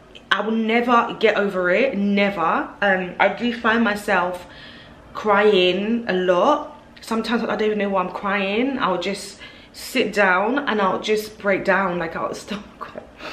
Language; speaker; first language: English; early bilingual, other home language; Lingala